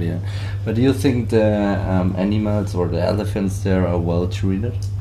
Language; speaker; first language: English; non-native, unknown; German